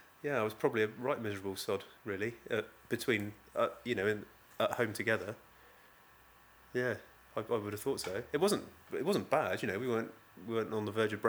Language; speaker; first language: English; native; English